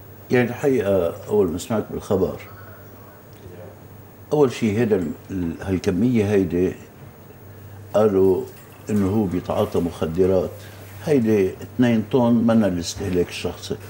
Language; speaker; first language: Arabic; native; Arabic